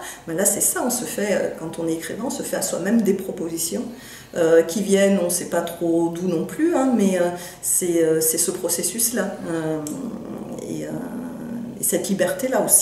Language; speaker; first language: French; native; French